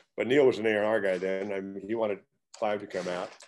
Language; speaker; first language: English; native; English